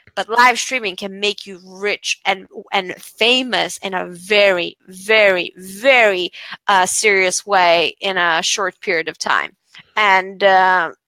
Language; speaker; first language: English; non-native, fluent; Bulgarian